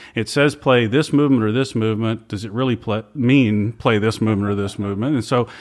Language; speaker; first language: English; native; English